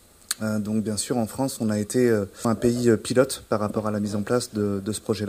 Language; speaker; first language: French; native; French